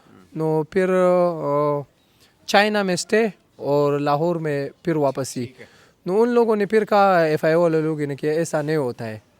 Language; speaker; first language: Hindi; non-native, local second language; Pashto